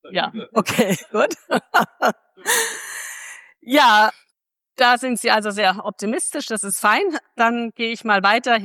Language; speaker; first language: German; native; German